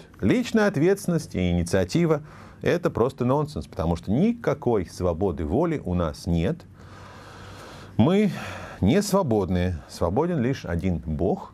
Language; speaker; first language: Russian; native; Russian